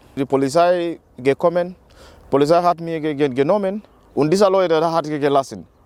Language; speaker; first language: German; non-native, learner; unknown